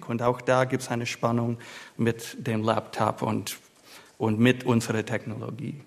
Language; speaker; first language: German; non-native, fluent; English